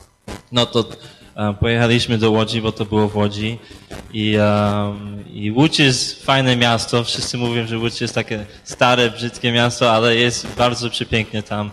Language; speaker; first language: Polish; early bilingual, heritage; Polish